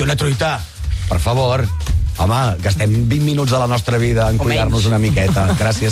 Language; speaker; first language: Catalan; native; Catalan